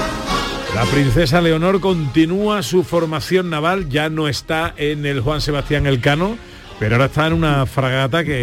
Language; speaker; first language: Spanish; native; Spanish